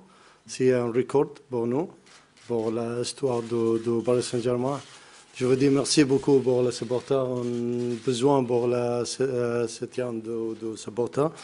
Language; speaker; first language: French; non-native, learner; Arabic